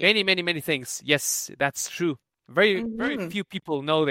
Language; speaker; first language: English; non-native, fluent; Spanish